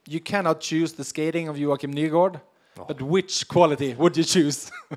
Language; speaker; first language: English; non-native, fluent; Swedish